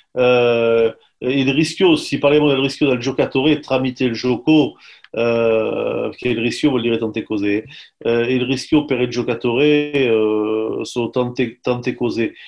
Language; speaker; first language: Italian; non-native, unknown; French